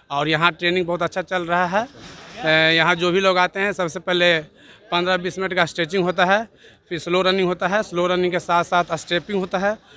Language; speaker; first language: Hindi; native; Hindi